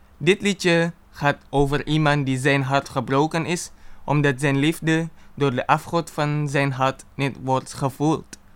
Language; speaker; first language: Dutch; non-native, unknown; Indonesian